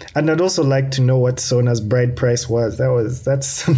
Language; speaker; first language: English; non-native, local second language; Ganda